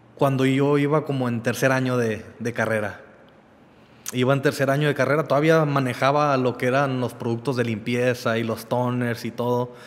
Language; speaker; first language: Spanish; early bilingual, heritage; Spanish